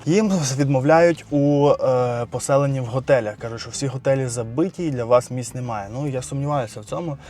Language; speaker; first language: Ukrainian; non-native, local second language; Russian